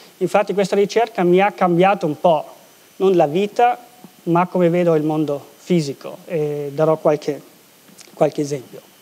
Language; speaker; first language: Italian; non-native, local second language; German